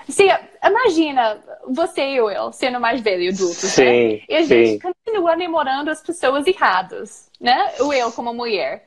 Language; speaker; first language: English; native; English